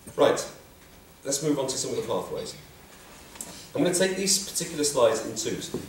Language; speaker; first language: English; native; English